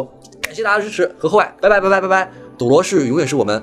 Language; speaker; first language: Chinese; native; Chinese